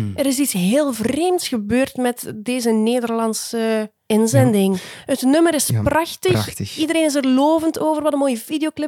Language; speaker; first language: Dutch; non-native, fluent; Polish